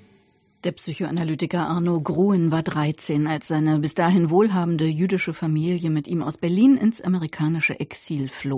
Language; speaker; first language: German; native; German